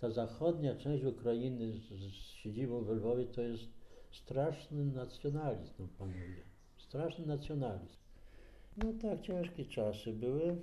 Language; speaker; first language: Polish; native; Polish